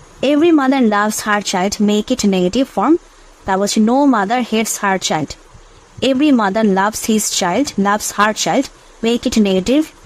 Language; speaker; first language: English; non-native, local second language; Bangla